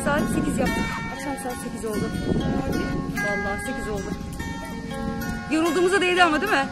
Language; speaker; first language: Turkish; native; Turkish